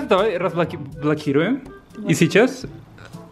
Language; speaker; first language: Russian; native; Russian